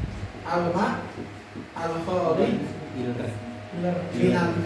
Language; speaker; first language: Arabic; non-native, fluent; Indonesian